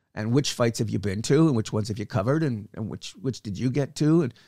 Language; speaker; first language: English; native; English